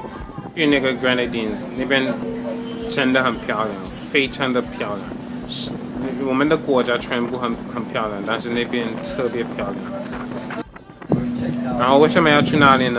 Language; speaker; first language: Chinese; non-native, fluent; English